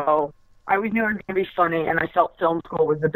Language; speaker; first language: English; native; English